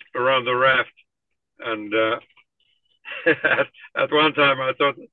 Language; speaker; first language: English; non-native, fluent; Finnish